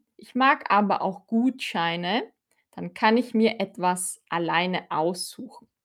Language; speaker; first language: German; non-native, fluent; Filipino